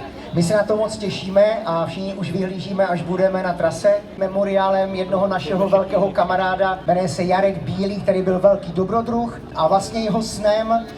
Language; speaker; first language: Czech; native; Czech